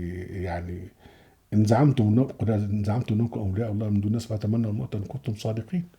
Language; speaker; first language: Arabic; native; Arabic